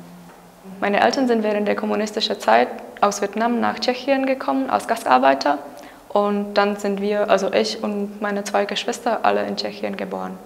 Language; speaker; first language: German; non-native, fluent; Czech